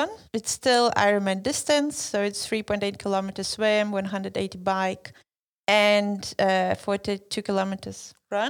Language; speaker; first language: English; non-native, fluent; Lithuanian